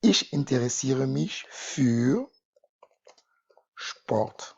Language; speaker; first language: German; non-native, fluent; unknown